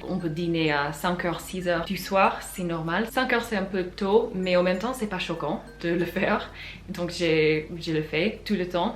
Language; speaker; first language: French; non-native, fluent; English